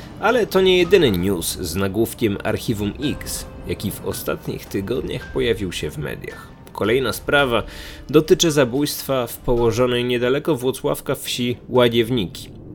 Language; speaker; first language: Polish; native; Polish